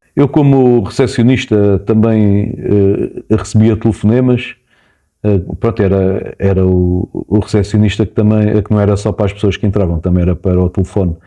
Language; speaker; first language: Portuguese; native; Portuguese